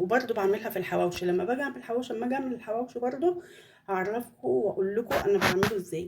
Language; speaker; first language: Arabic; native; Arabic